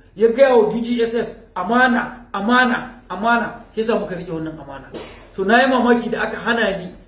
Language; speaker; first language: Hausa; native; Hausa